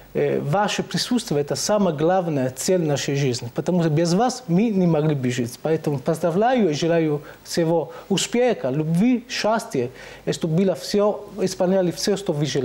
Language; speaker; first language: Russian; non-native, fluent; Italian